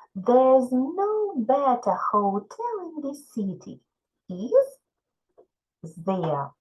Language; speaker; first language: English; non-native, fluent; Ukrainian